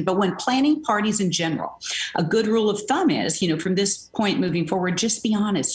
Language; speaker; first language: English; native; English